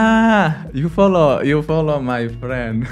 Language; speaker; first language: English; non-native, learner; Indonesian